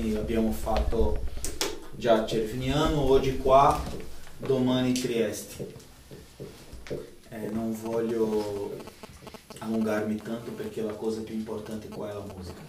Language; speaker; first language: Italian; non-native, fluent; Portuguese